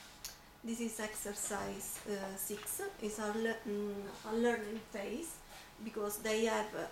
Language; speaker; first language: English; non-native, fluent; Italian